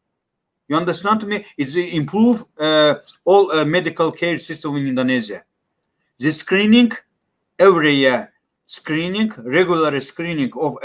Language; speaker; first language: English; non-native, learner; Russian